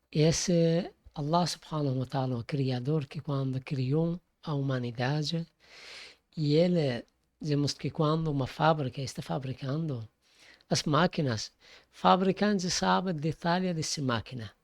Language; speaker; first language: Portuguese; non-native, fluent; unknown